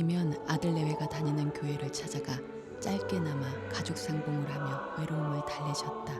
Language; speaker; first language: Korean; native; Korean